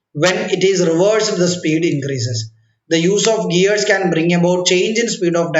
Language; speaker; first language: English; non-native, local second language; Malayalam